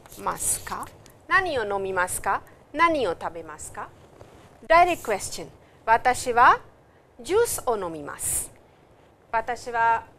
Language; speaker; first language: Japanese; non-native, fluent; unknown